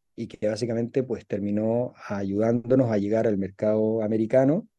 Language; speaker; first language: Spanish; native; Spanish